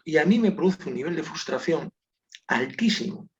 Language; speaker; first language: Spanish; non-native, local second language; Galician